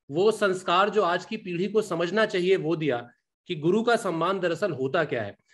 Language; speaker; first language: Hindi; native; Hindi